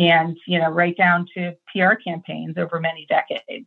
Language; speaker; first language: English; native; English